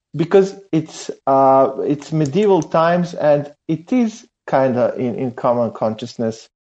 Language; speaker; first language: English; non-native, fluent; Serbian